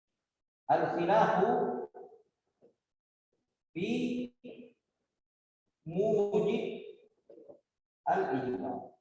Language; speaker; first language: Arabic; non-native, fluent; Indonesian